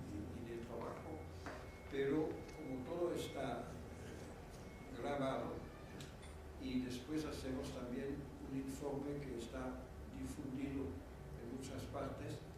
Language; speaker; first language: Spanish; non-native, fluent; French